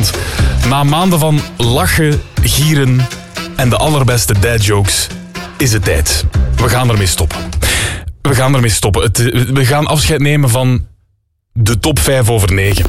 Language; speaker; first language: Dutch; native; Dutch